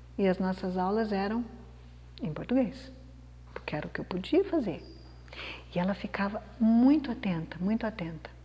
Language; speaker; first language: Portuguese; native; Portuguese